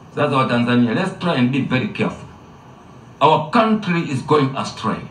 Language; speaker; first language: English; non-native, local second language; Swahili